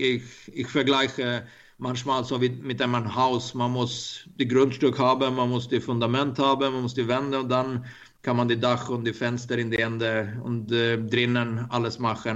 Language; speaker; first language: German; non-native, learner; Swedish